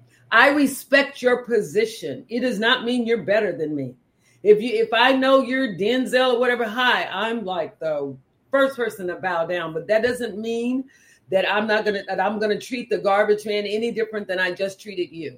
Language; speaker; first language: English; native; English